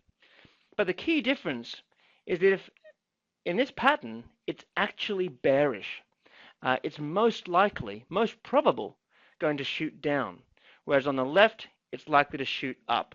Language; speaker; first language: English; native; English